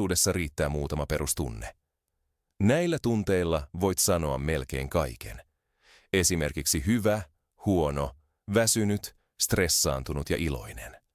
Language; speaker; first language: Finnish; non-native, fluent; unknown